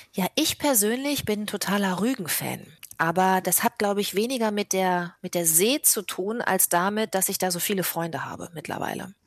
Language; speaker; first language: German; native; German